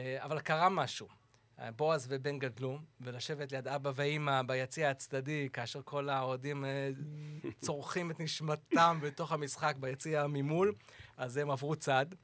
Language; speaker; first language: Hebrew; early bilingual, other home language; English